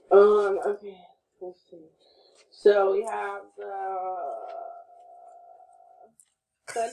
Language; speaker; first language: English; native; English